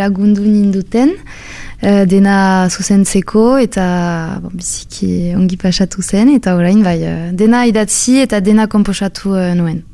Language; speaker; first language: Basque; non-native, local second language; French